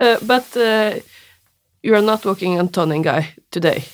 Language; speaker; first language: English; non-native, learner; Norwegian